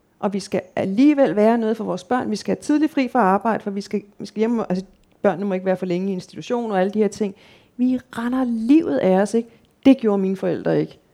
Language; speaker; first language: Danish; native; Danish